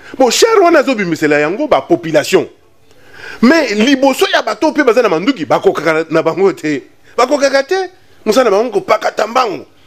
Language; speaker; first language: Lingala; non-native, local second language; Luba-Lulua